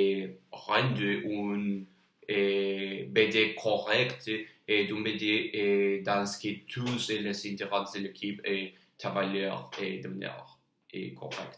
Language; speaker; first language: French; non-native, learner; Spanish